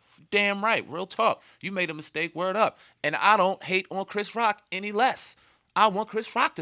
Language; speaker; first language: English; native; English